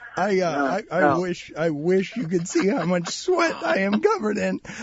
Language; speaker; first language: English; early bilingual, other home language; Spanish